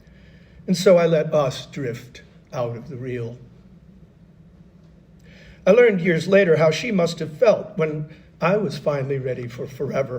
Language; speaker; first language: English; native; English